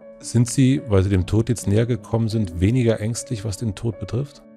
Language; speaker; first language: German; native; German